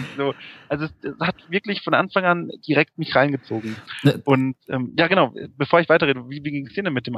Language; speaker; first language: German; native; German